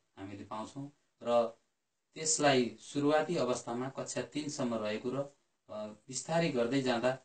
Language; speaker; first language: Nepali; native; Nepali